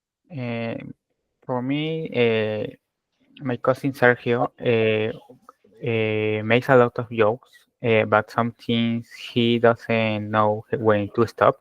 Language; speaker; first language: English; non-native, learner; Spanish